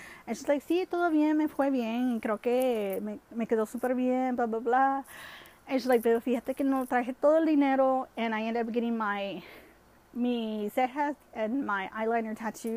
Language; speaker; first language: Spanish; early bilingual, heritage; Spanish